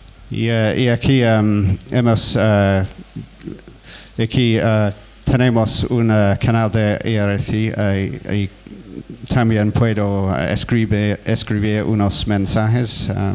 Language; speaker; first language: Spanish; non-native, learner; English